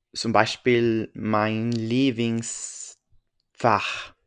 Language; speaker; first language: German; non-native, learner; French